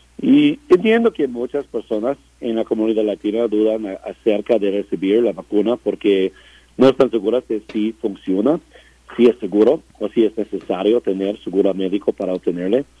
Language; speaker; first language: Spanish; non-native, learner; English